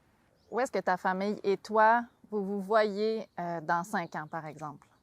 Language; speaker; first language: French; native; French